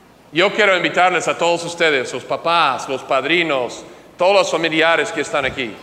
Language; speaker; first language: Spanish; non-native, fluent; English